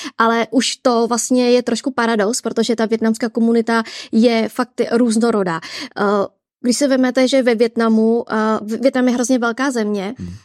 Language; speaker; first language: Czech; early bilingual, other home language; Vietnamese